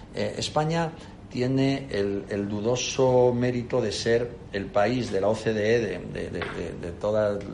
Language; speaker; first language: Spanish; native; Spanish